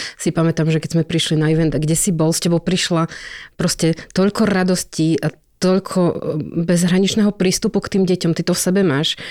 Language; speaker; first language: Slovak; native; Slovak